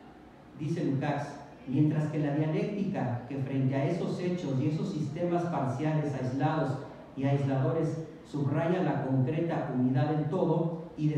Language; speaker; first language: Spanish; native; Spanish